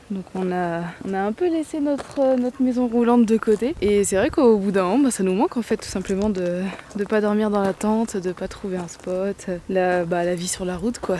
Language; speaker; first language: French; native; French